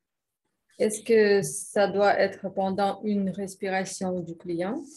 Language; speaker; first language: French; non-native, fluent; Russian